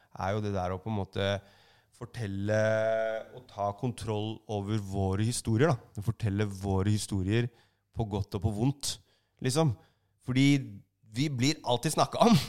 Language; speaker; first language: Norwegian; native; Norwegian